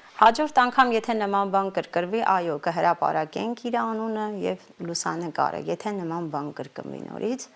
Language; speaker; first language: Armenian; non-native, local second language; Kurdish